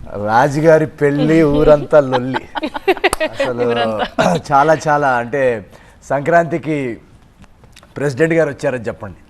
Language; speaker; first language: Telugu; native; Telugu